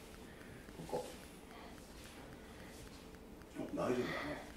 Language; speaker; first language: Japanese; native; Japanese